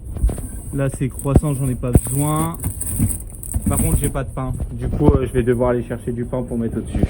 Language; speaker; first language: French; native; French